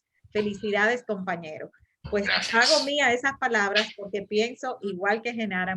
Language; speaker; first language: Spanish; native; Spanish